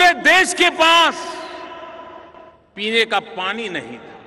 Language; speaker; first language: Hindi; non-native, local second language; Gujarati